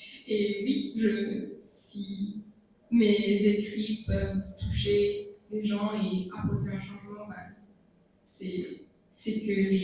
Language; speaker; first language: French; non-native, local second language; Morisyen